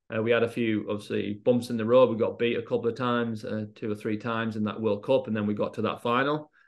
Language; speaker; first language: English; native; English